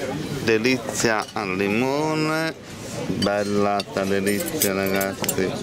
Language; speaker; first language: Italian; native; Italian